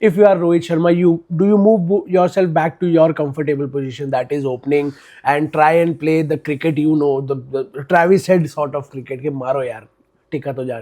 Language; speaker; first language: English; non-native, local second language; Hindi